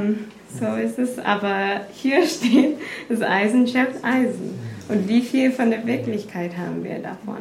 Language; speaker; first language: German; non-native, fluent; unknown